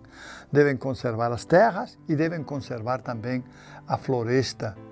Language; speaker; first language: Portuguese; non-native, fluent; Spanish